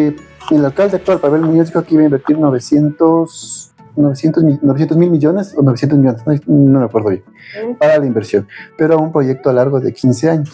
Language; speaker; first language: Spanish; native; Spanish